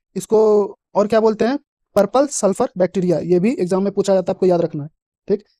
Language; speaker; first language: Hindi; native; Hindi